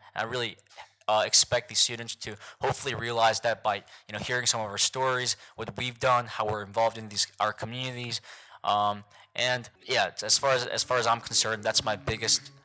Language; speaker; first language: English; early bilingual, other home language; Korean